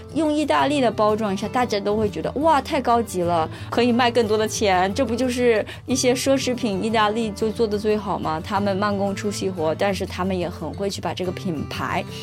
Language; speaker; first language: Chinese; native; Chinese